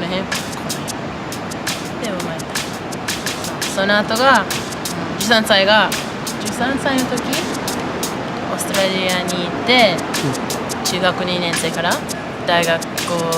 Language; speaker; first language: Japanese; non-native, fluent; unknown